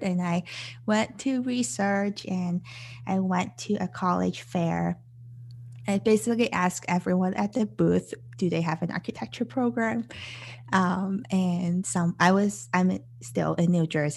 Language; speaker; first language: English; non-native, local second language; Cantonese